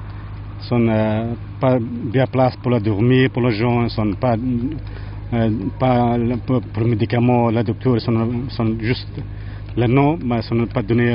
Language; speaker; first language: French; non-native, learner; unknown